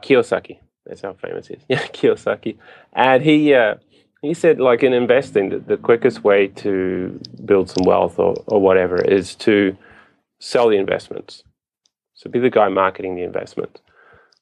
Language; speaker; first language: English; native; English